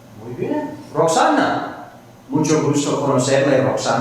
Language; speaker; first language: Spanish; non-native, fluent; English